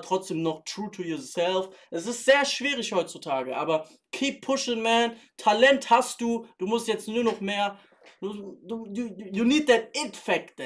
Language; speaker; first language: German; native; German